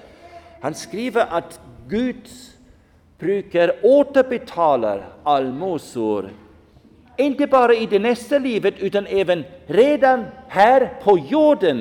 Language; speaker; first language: Swedish; non-native, fluent; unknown